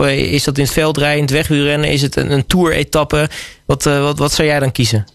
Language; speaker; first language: Dutch; native; Dutch